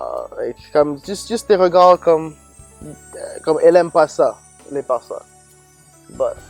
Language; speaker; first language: French; non-native, local second language; English